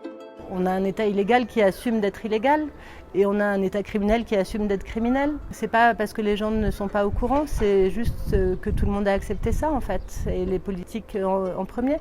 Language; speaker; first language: French; native; French